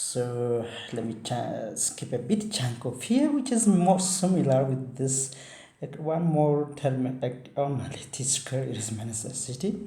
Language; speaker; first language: English; non-native, fluent; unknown